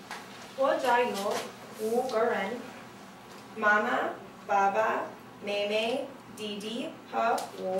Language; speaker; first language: Chinese; non-native, learner; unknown